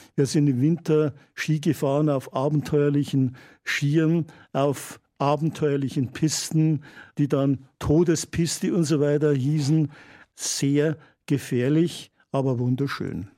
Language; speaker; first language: German; native; German